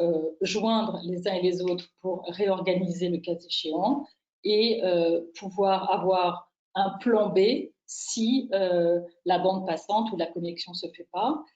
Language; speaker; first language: French; native; French